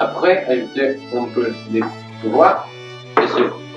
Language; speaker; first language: French; non-native, learner; Spanish